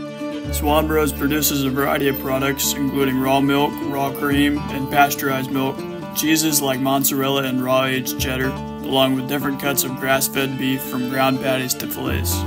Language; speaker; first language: English; native; English